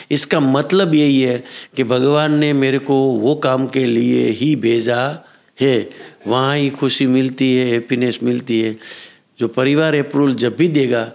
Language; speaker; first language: Hindi; non-native, local second language; Gujarati